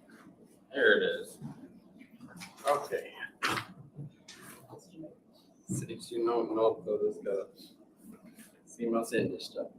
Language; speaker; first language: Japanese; non-native, fluent; English